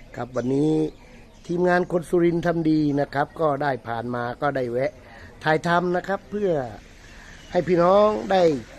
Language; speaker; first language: Thai; non-native, local second language; Northern Khmer